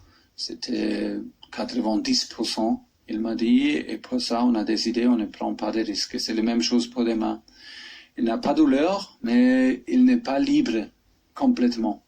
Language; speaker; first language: French; non-native, fluent; German